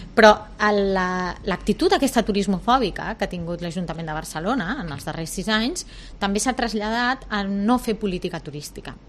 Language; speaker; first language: Catalan; non-native, local second language; Spanish